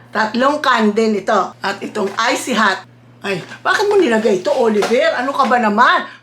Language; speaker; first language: Filipino; native; Filipino